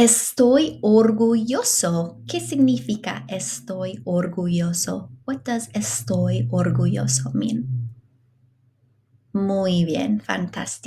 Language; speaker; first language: Spanish; non-native, fluent; English